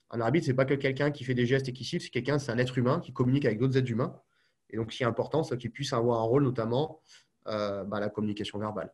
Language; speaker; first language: French; native; French